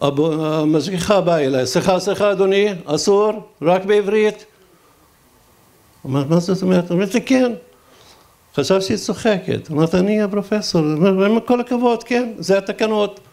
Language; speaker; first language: Hebrew; non-native, local second language; Arabic